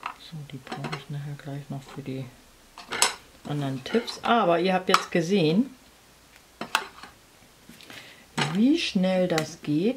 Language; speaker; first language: German; native; German